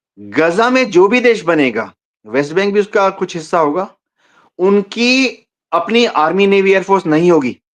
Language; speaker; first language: Hindi; non-native, local second language; Bangla